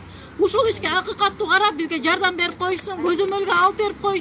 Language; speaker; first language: Kyrgyz; native; Kyrgyz